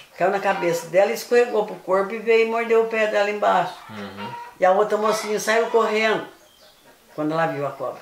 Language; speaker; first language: Portuguese; native; Portuguese